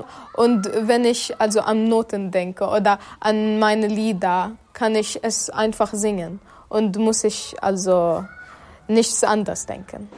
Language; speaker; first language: German; non-native, fluent; Arabic